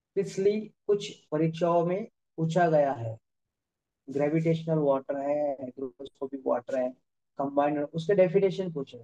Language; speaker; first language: Hindi; non-native, local second language; Marathi